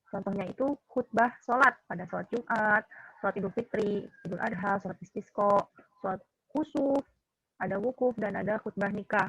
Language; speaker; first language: Indonesian; native; Indonesian